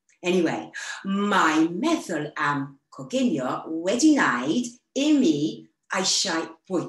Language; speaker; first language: Welsh; non-native, learner; English